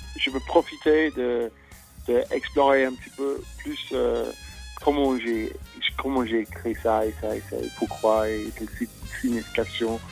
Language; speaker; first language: French; non-native, fluent; English